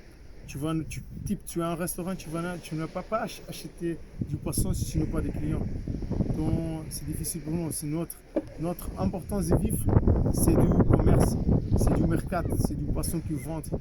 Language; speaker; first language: French; non-native, fluent; Kabuverdianu